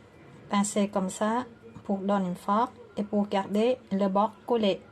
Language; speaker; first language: French; non-native, learner; Vietnamese